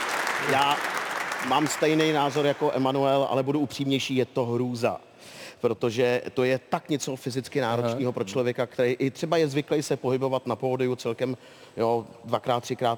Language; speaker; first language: Czech; native; Czech